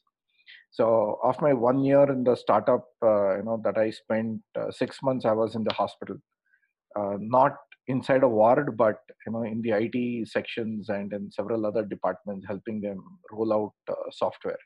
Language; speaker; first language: English; non-native, local second language; Kannada